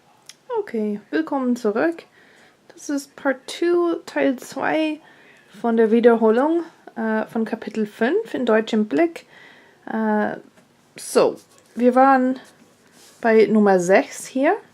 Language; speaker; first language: German; non-native, fluent; English